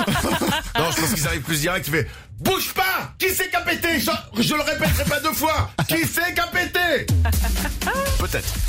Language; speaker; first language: French; native; French